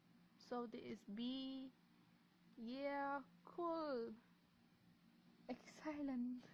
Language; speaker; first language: English; non-native, learner; Vietnamese